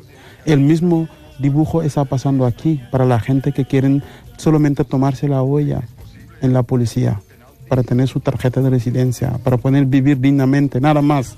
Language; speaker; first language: Spanish; non-native, fluent; Wolof